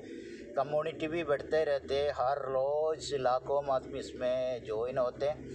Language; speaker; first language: Hindi; non-native, local second language; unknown